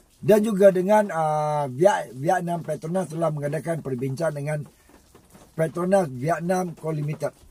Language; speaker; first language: Malay; native; Malay